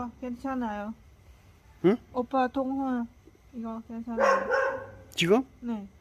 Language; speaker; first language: Korean; non-native, learner; Lao